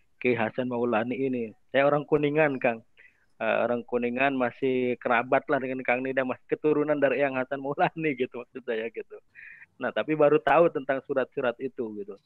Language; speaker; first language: Indonesian; native; Indonesian